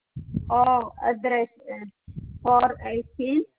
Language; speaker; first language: English; non-native, learner; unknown